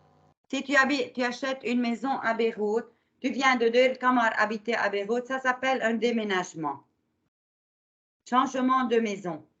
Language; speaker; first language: French; non-native, fluent; Arabic